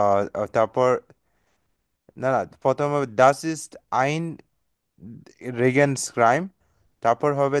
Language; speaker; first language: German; non-native, learner; Bangla